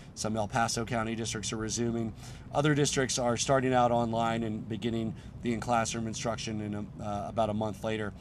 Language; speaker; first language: English; native; English